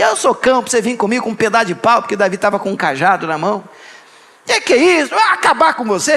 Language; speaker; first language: Portuguese; native; Portuguese